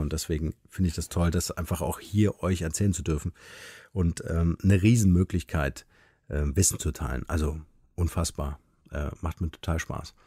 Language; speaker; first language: German; native; German